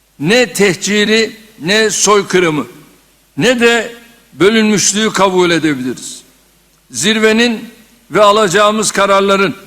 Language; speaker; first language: Turkish; native; Turkish